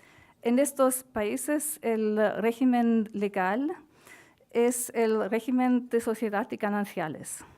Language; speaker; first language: Spanish; non-native, fluent; German